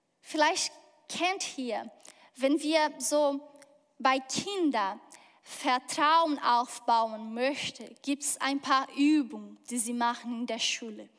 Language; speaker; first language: German; non-native, fluent; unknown